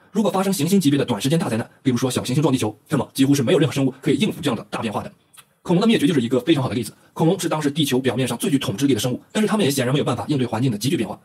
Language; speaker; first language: Chinese; native; Chinese